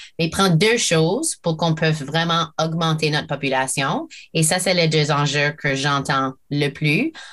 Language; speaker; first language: French; non-native, local second language; English